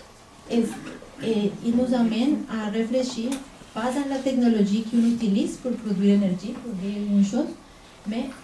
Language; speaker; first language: French; non-native, fluent; Spanish